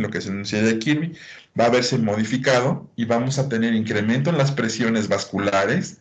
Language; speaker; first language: Spanish; native; Spanish